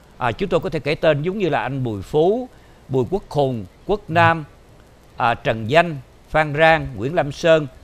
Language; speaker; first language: Vietnamese; native; Vietnamese